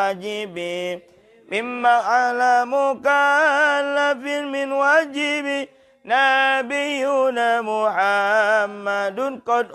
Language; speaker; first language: Arabic; non-native, fluent; Javanese